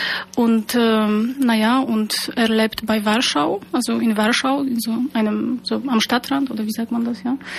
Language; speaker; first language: German; non-native, fluent; Polish